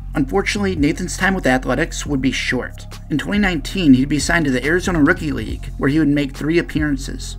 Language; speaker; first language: English; native; English